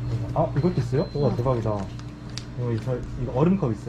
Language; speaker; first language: Korean; native; Korean